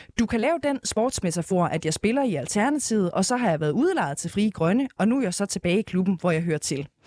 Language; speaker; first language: Danish; native; Danish